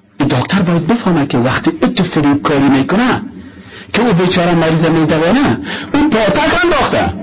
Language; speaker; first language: Persian; native; Persian